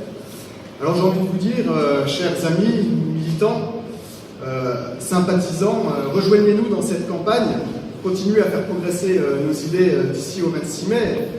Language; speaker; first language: French; native; French